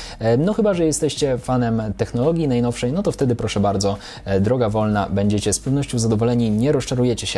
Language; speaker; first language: Polish; native; Polish